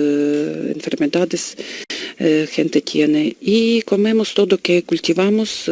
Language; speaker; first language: Spanish; non-native, learner; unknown